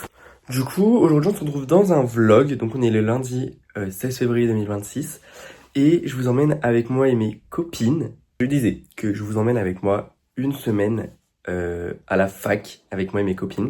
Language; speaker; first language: French; native; French